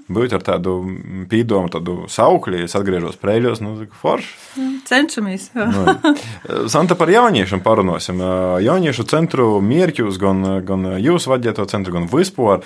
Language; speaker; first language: Latvian; native; Latvian